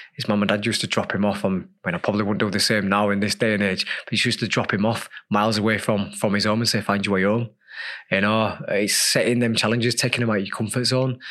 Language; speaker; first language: English; native; English